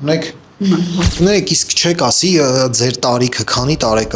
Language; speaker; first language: Armenian; native; Armenian